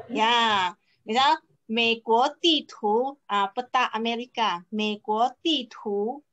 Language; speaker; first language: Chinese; non-native, fluent; Indonesian